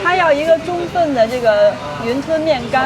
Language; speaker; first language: Chinese; native; Chinese